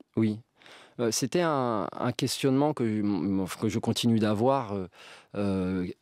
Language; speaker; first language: French; native; French